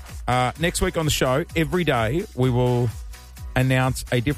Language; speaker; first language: English; native; English